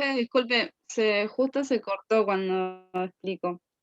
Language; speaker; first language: Spanish; native; Spanish